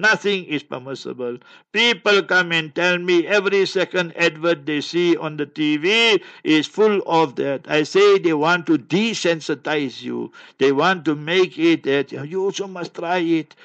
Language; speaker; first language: English; native; English